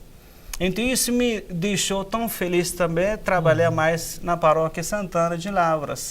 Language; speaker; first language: Portuguese; non-native, fluent; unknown